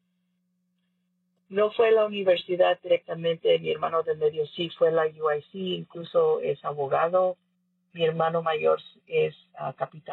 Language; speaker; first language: Spanish; early bilingual, heritage; Spanish